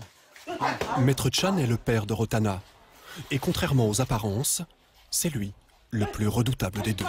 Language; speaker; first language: French; native; French